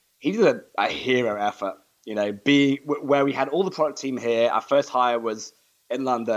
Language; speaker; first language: English; native; English